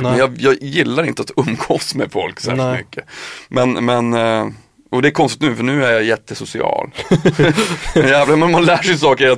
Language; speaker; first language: Swedish; native; Swedish